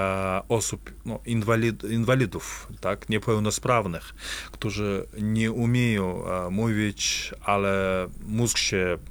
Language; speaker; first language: Polish; non-native, fluent; Kazakh